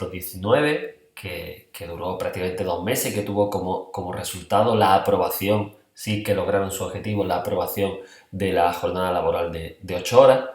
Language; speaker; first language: Spanish; native; Spanish